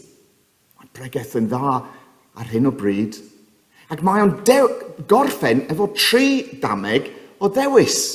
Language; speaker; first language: Welsh; non-native, fluent; English